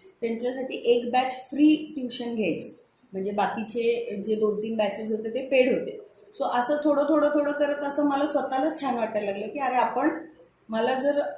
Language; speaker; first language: Marathi; non-native, local second language; Hindi